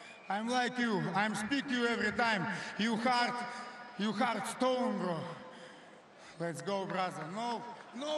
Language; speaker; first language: English; non-native, learner; Russian